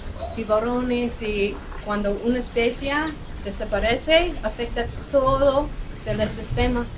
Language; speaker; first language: Spanish; non-native, fluent; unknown